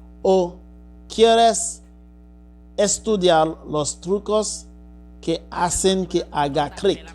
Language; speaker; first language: Spanish; non-native, fluent; Haitian Creole